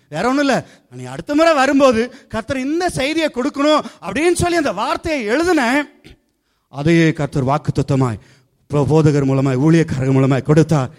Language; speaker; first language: Tamil; native; Tamil